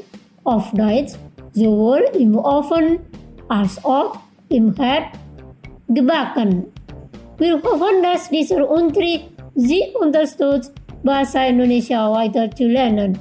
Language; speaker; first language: German; non-native, fluent; Indonesian